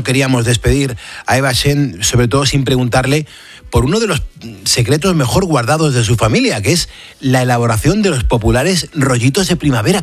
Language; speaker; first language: Spanish; native; Spanish